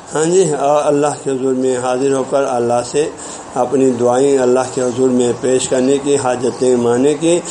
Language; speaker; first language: Urdu; non-native, local second language; Balti